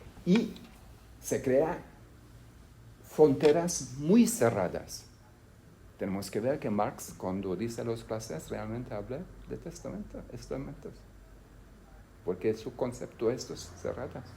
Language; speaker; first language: Spanish; non-native, fluent; Hungarian